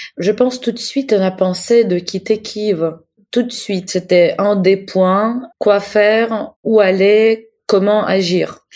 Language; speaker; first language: French; non-native, fluent; Ukrainian